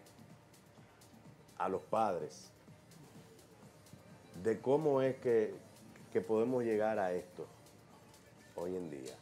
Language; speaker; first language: Spanish; native; Spanish